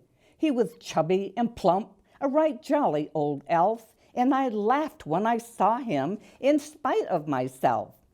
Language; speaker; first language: English; native; English